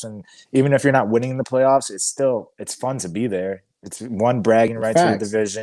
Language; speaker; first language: English; native; English